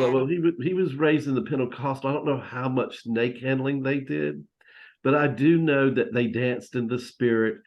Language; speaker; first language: English; native; English